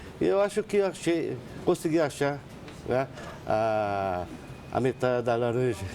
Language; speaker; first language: Portuguese; early bilingual, other home language; Japanese